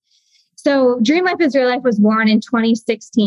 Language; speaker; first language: English; native; English